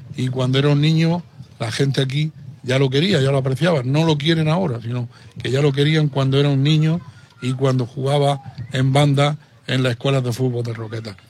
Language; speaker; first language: Spanish; native; Spanish